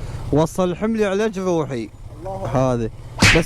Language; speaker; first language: Arabic; native; Arabic